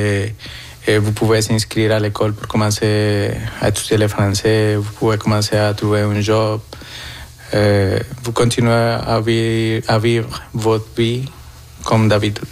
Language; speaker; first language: French; non-native, fluent; Spanish